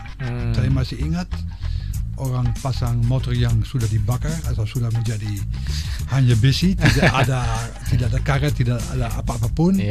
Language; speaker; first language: Indonesian; non-native, fluent; Dutch